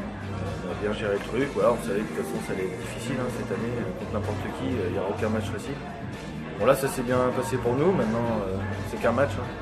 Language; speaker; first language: French; native; French